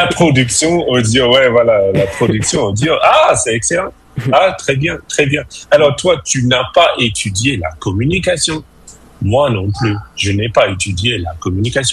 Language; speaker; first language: French; non-native, fluent; English